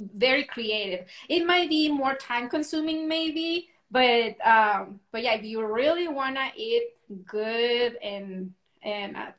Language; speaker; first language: English; non-native, fluent; Spanish